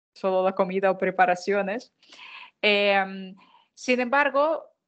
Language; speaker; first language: Spanish; non-native, fluent; Ukrainian